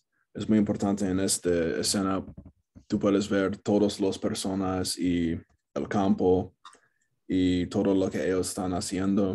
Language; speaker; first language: Spanish; non-native, learner; English